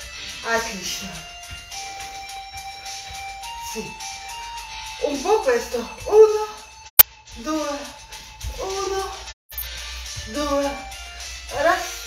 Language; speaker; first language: Italian; non-native, learner; Russian